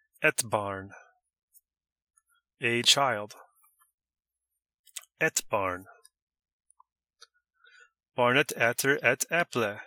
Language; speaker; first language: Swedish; non-native, learner; English